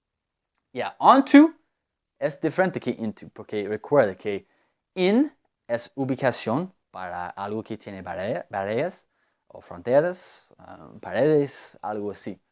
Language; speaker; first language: Spanish; non-native, fluent; English